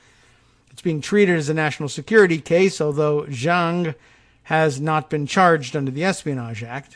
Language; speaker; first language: English; native; English